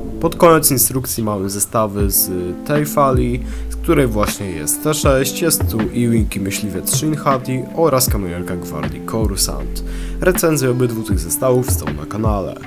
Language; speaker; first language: Polish; native; Polish